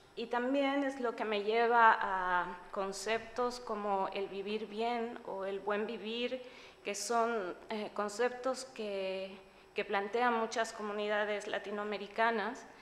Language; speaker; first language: Spanish; native; Spanish